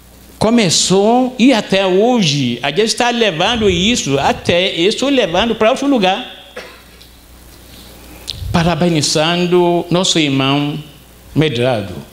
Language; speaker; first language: Portuguese; non-native, fluent; Arabic